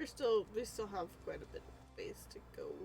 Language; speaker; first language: English; native; English